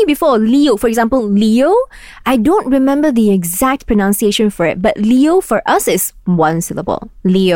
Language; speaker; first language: English; non-native, local second language; Cantonese